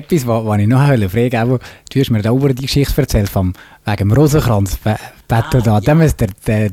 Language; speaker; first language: German; native; German